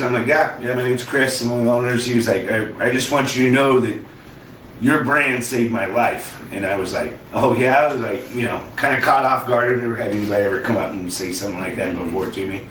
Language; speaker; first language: English; native; English